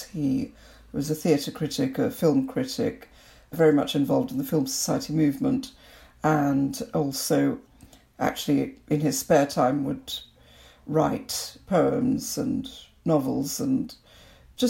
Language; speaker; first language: English; non-native, local second language; Bangla